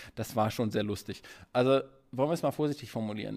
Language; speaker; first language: German; native; German